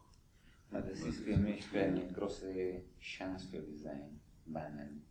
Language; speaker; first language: German; non-native, fluent; Italian